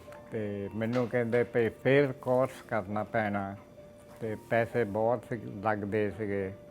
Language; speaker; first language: Punjabi; early bilingual, heritage; Punjabi